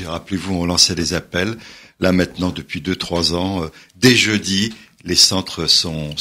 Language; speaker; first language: French; native; French